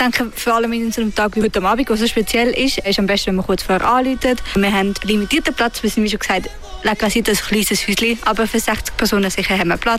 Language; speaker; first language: German; early bilingual, other home language; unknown